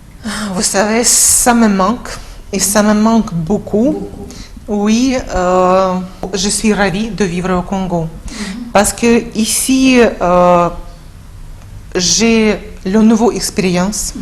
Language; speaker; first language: French; non-native, fluent; Russian